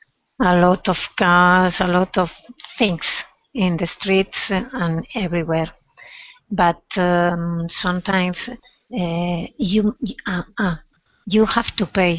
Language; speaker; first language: English; non-native, learner; Spanish